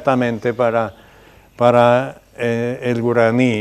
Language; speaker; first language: Spanish; non-native, local second language; Plautdietsch